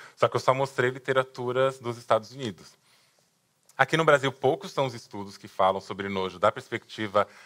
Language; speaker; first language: Portuguese; native; Portuguese